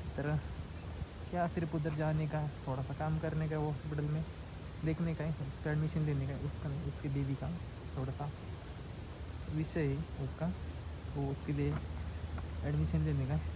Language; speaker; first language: Hindi; non-native, local second language; Marathi